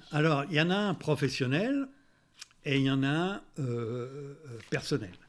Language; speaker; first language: French; native; French